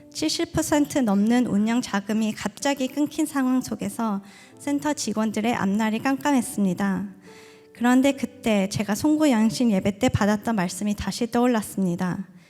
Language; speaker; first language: Korean; early bilingual, heritage; Korean